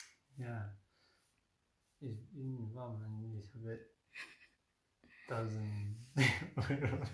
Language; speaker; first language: German; non-native, learner; Dutch